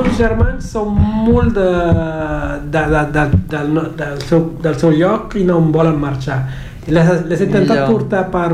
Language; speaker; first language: Catalan; non-native, fluent; Kabuverdianu